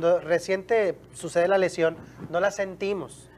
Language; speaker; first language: Spanish; native; Spanish